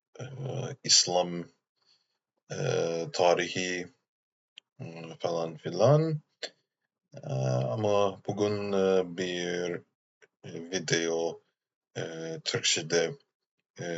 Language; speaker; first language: Turkish; non-native, learner; English